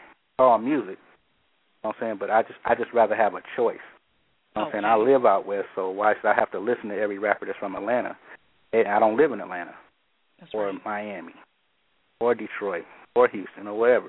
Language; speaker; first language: English; native; English